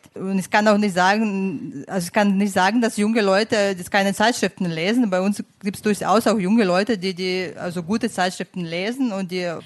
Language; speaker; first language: German; non-native, fluent; Ukrainian